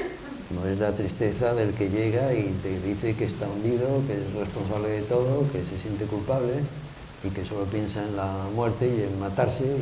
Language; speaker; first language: Spanish; native; Spanish